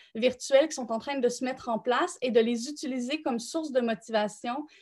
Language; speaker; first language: French; native; French